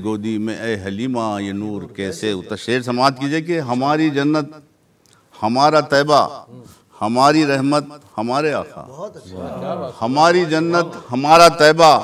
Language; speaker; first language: Hindi; non-native, local second language; Urdu